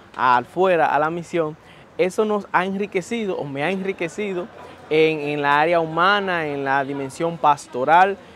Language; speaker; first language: Spanish; native; Spanish